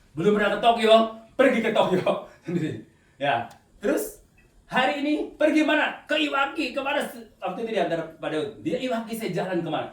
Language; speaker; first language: Indonesian; native; Indonesian